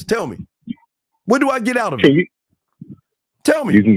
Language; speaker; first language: English; native; English